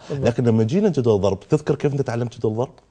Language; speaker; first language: Arabic; native; Arabic